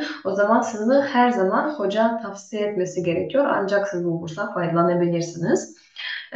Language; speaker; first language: Turkish; non-native, fluent; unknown